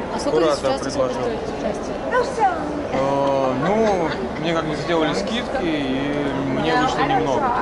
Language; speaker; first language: Russian; native; Russian